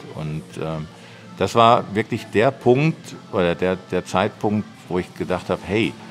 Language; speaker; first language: German; native; German